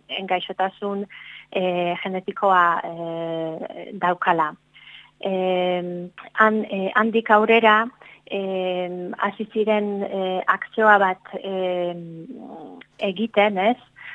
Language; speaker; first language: Basque; non-native, learner; Polish